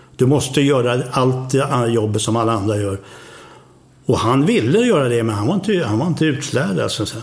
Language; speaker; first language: Swedish; native; Swedish